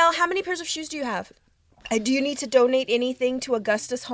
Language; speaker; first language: English; native; English